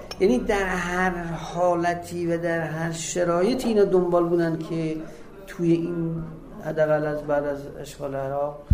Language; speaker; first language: Persian; native; Persian